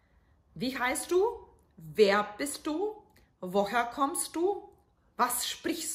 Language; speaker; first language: German; non-native, fluent; Serbian